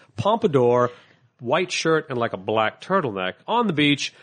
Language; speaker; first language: English; native; English